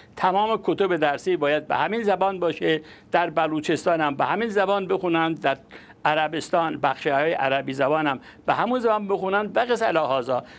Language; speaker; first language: Persian; non-native, local second language; Azerbaijani